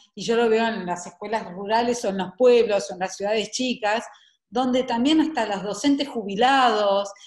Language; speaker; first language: Spanish; native; Spanish